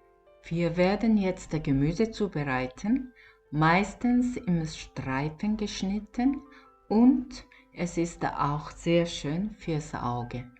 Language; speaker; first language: German; non-native, fluent; Korean